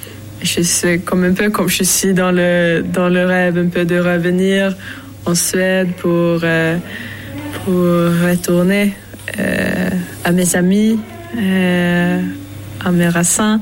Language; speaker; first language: French; non-native, fluent; Swedish